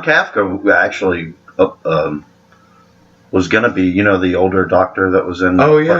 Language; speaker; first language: English; native; English